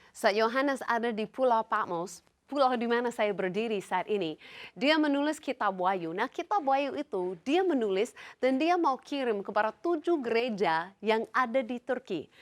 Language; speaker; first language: Indonesian; non-native, fluent; English